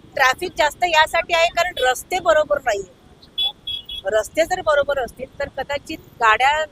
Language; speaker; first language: Marathi; native; Marathi